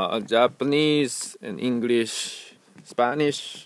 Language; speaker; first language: English; non-native, learner; Japanese